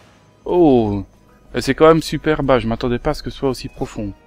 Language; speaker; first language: French; native; French